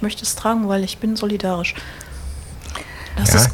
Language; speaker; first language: German; native; German